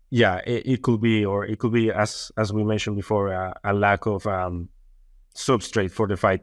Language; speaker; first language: English; non-native, fluent; Spanish